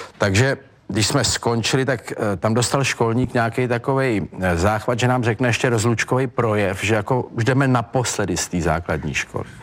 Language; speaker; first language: Czech; native; Czech